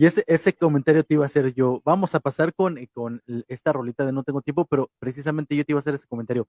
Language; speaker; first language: Spanish; native; Spanish